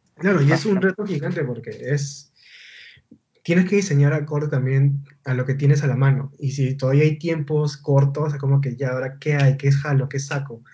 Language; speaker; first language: Spanish; native; Spanish